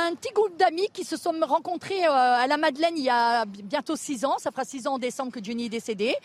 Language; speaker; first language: French; native; French